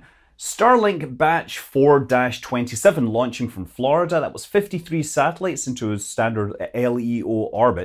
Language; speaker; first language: English; native; English